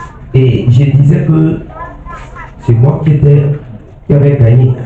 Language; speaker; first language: French; non-native, local second language; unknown